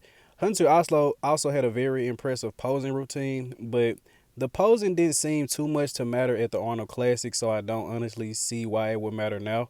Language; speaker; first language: English; native; English